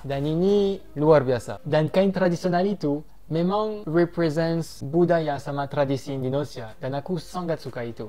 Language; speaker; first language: Indonesian; non-native, fluent; French